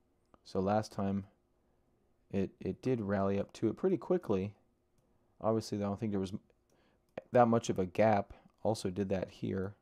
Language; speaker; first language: English; native; English